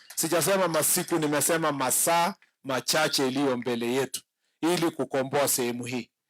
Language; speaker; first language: Swahili; non-native, local second language; Kalenjin